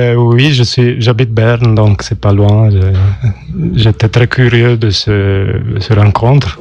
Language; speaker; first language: French; non-native, local second language; German